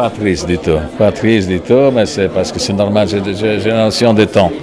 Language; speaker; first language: French; non-native, fluent; Polish